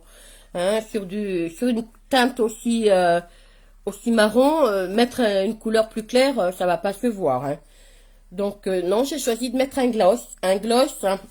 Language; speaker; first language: French; native; French